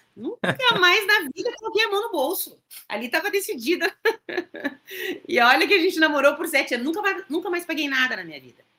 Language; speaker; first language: Portuguese; native; Portuguese